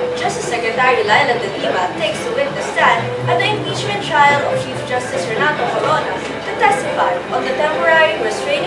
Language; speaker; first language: English; non-native, local second language; Filipino